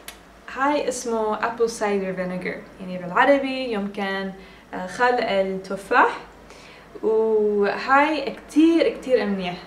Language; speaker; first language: Arabic; early bilingual, heritage; English